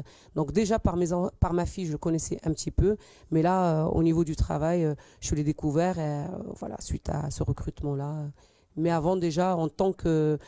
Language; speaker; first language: French; native; French